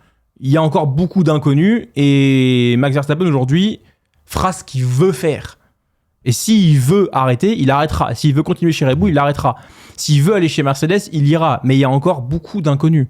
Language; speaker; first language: French; native; French